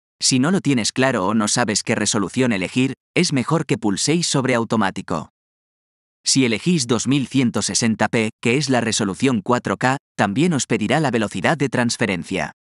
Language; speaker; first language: Spanish; native; Spanish